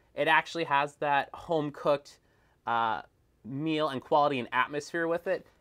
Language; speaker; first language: English; native; English